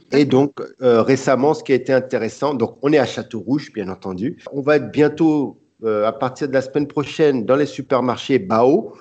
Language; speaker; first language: French; early bilingual, other home language; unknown